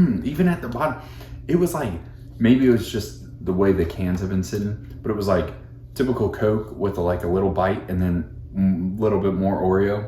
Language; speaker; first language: English; native; English